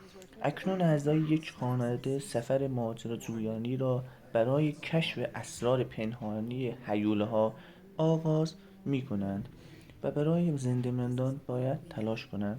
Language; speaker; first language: Persian; native; Persian